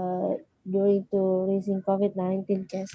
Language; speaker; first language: English; non-native, learner; Indonesian